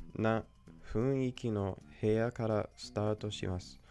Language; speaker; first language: Japanese; non-native, learner; English